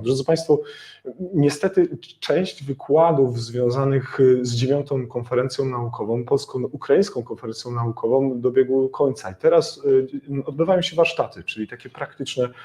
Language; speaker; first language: Polish; native; Polish